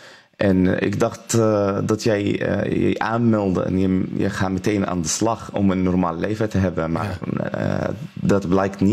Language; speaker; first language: Dutch; non-native, learner; Arabic